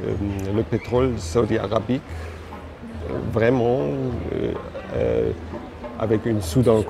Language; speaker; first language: French; non-native, fluent; German